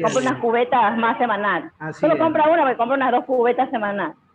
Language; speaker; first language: Spanish; native; Spanish